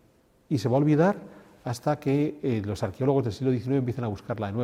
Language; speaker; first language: Spanish; native; Spanish